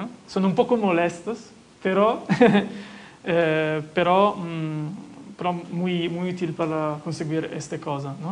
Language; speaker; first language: Spanish; non-native, fluent; Italian